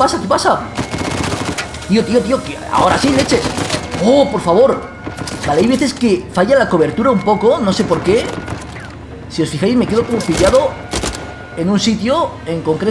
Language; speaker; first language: Spanish; native; Spanish